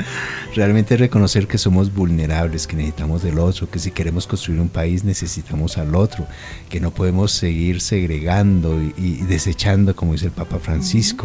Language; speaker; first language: Spanish; native; Spanish